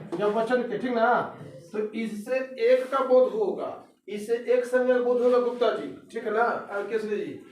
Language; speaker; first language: Hindi; native; Hindi